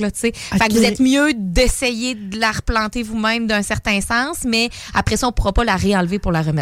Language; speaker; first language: French; native; French